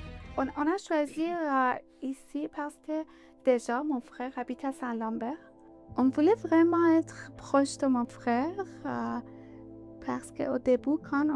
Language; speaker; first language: French; non-native, learner; Persian